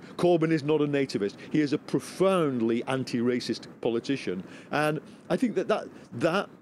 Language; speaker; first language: English; native; English